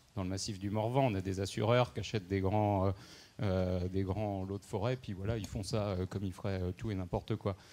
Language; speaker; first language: French; native; French